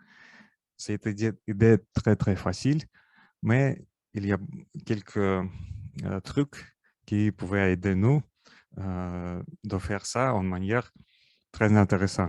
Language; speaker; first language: French; non-native, learner; Russian